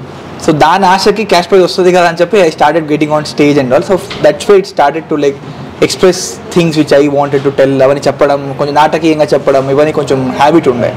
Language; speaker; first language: Telugu; native; Telugu